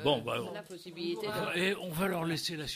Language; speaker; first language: French; native; French